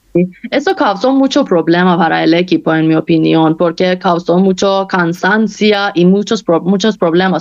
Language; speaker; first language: Spanish; non-native, fluent; Persian